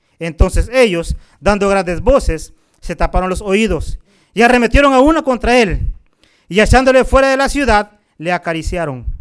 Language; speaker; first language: Spanish; native; Spanish